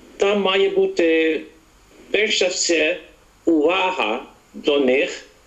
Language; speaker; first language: Ukrainian; non-native, fluent; Dutch